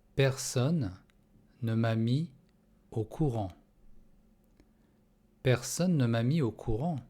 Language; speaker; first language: French; non-native, fluent; Russian